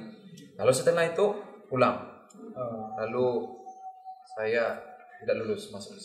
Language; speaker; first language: Indonesian; non-native, learner; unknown